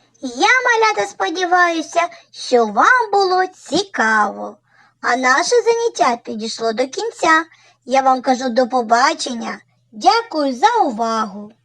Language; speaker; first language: Ukrainian; native; Ukrainian